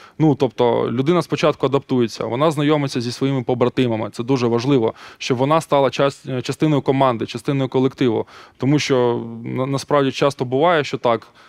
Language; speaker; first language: Ukrainian; non-native, local second language; Russian